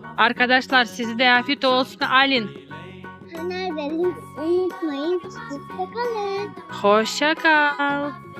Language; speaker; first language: Turkish; non-native, learner; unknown